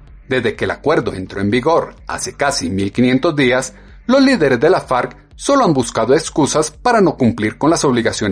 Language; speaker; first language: Spanish; native; Spanish